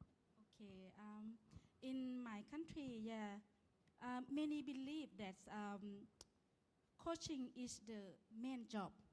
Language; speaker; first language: English; non-native, learner; Lao